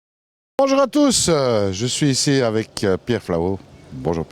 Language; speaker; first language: French; native; French